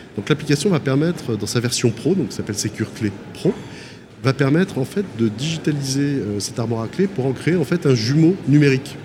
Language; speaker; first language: French; native; French